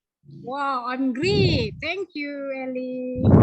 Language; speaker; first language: English; non-native, learner; Indonesian